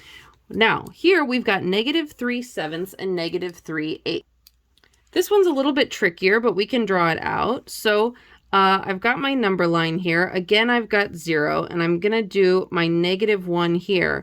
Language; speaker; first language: English; native; English